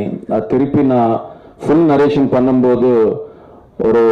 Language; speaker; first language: Tamil; non-native, learner; Telugu